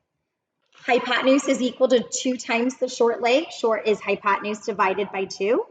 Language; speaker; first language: English; native; English